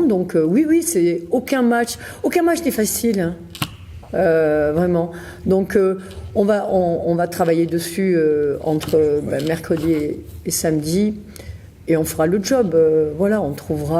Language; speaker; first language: French; native; French